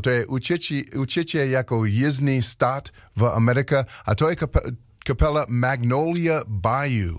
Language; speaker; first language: Czech; non-native, learner; English